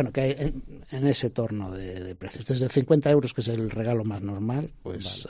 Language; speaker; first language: Spanish; native; Spanish